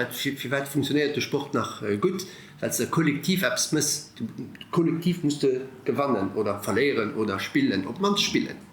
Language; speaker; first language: Luxembourgish; early bilingual, other home language; Italian